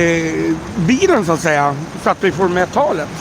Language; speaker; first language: Swedish; native; Swedish